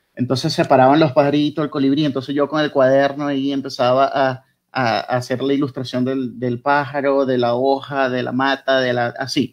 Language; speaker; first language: Spanish; native; Spanish